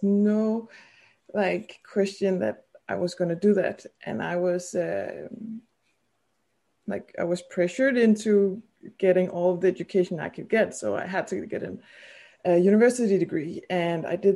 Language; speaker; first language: English; non-native, fluent; Danish